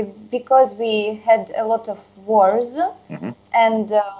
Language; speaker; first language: English; non-native, learner; Russian